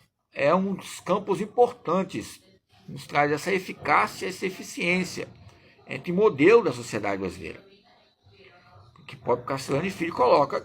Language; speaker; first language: Portuguese; native; Portuguese